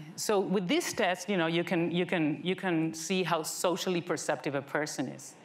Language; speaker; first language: English; non-native, fluent; Spanish